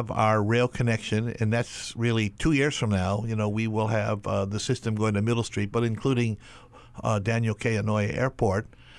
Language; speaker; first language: English; native; English